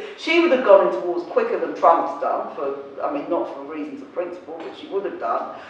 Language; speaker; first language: English; native; English